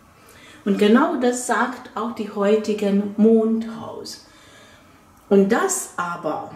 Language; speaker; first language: German; non-native, fluent; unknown